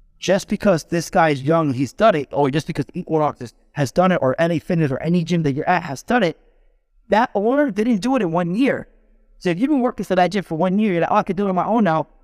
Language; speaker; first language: English; early bilingual, other home language; Spanish